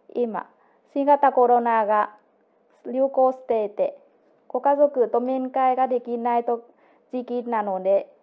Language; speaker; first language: Japanese; non-native, learner; Vietnamese